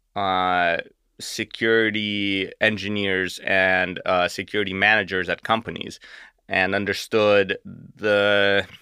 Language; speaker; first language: English; native; English